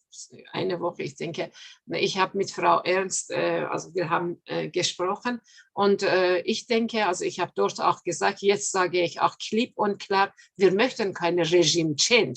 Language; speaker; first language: German; non-native, fluent; Persian